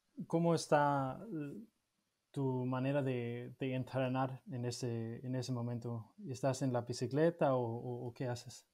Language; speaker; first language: Spanish; non-native, learner; Danish